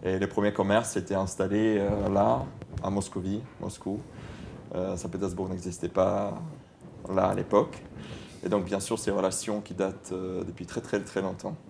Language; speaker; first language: French; non-native, fluent; Russian